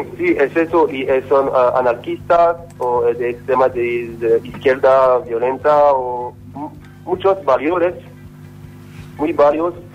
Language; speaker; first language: Spanish; non-native, learner; French